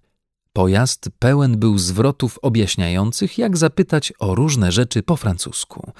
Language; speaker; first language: Polish; native; Polish